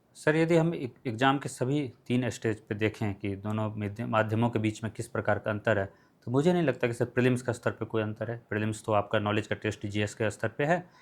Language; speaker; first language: Hindi; non-native, local second language; Maithili